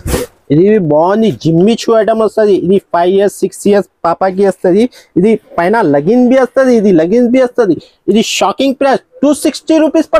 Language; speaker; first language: Telugu; non-native, local second language; Urdu